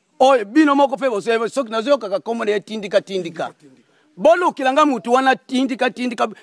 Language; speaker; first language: Lingala; non-native, local second language; Kongo